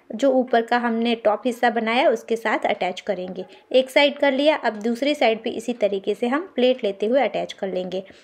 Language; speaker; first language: Hindi; non-native, local second language; Gujarati